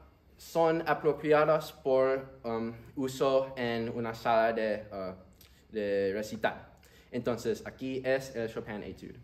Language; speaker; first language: Spanish; early bilingual, heritage; Spanish